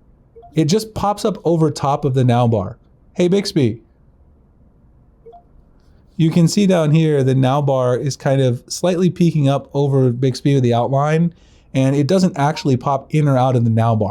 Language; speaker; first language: English; native; English